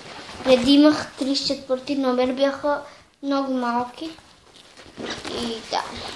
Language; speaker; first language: Bulgarian; early bilingual, heritage; Bulgarian